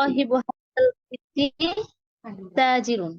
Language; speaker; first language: Arabic; non-native, learner; Bangla